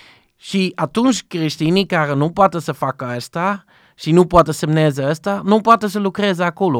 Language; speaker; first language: Romanian; non-native, learner; Dutch